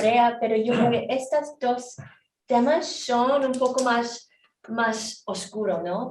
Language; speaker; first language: Spanish; non-native, fluent; Korean